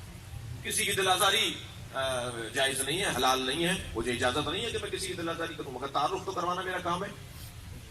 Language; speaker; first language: Urdu; native; Urdu